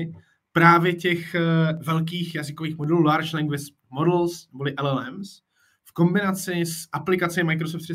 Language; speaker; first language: Czech; native; Czech